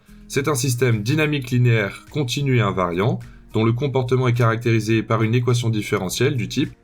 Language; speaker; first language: French; native; French